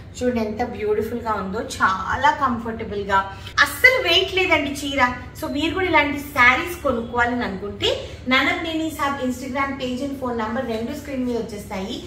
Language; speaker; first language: Telugu; native; Telugu